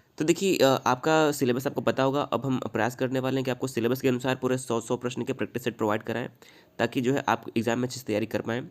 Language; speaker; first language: Hindi; native; Hindi